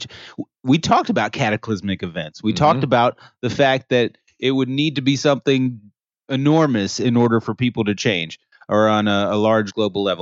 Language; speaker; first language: English; native; English